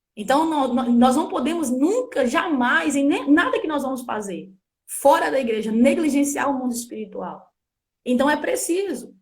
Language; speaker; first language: Portuguese; native; Portuguese